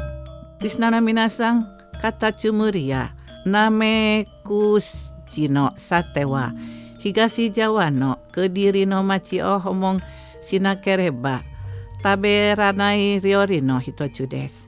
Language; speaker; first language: Japanese; non-native, fluent; Indonesian